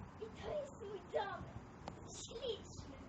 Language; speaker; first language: Polish; early bilingual, heritage; Polish